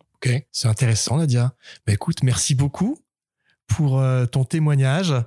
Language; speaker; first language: French; native; French